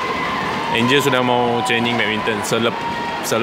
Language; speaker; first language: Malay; non-native, local second language; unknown